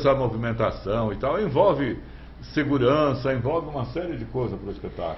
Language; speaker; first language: Portuguese; native; Portuguese